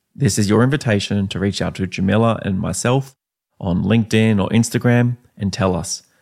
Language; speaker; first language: English; native; English